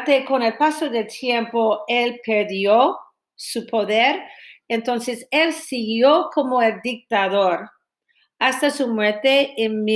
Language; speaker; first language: Spanish; non-native, fluent; English